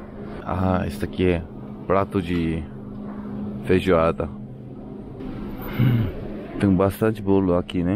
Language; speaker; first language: Portuguese; non-native, learner; Korean